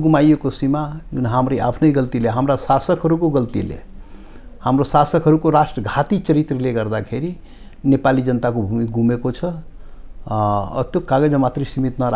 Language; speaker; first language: Nepali; non-native, local second language; Maithili